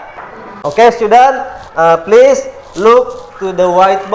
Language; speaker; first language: English; non-native, learner; Indonesian